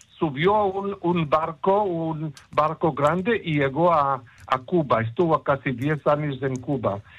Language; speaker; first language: Spanish; non-native, fluent; Hebrew